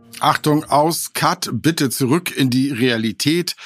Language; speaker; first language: German; native; German